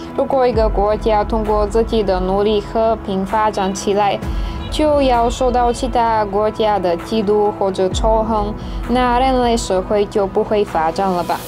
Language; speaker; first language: Chinese; non-native, fluent; Slovak